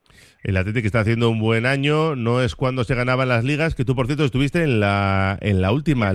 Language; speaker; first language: Spanish; native; Spanish